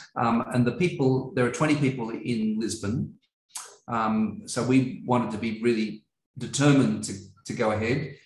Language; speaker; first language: English; native; English